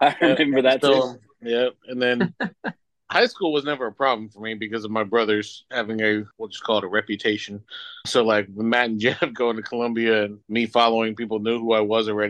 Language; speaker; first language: English; native; English